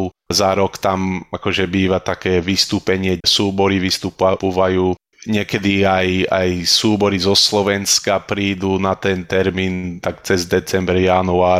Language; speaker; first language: Slovak; early bilingual, heritage; Slovak